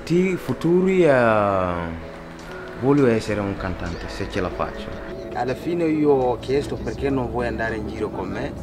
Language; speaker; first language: Italian; non-native, learner; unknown